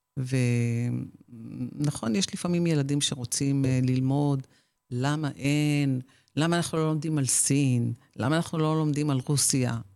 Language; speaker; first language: Hebrew; native; Hebrew